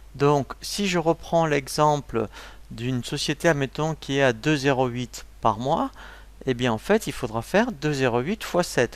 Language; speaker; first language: French; native; French